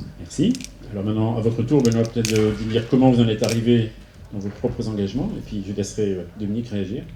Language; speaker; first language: French; native; French